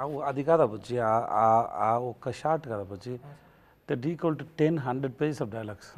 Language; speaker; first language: Telugu; non-native, learner; Tamil